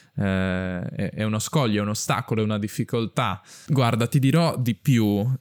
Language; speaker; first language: Italian; native; Italian